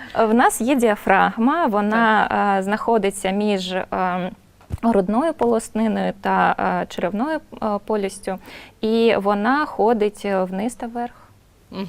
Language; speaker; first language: Ukrainian; non-native, local second language; Russian